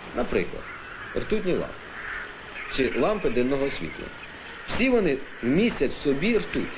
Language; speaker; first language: Ukrainian; native; Ukrainian